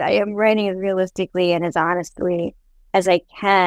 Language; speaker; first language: English; native; English